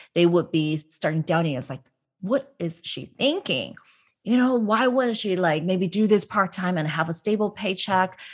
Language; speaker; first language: English; non-native, local second language; Cantonese